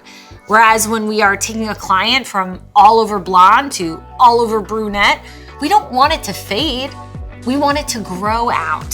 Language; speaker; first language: English; native; English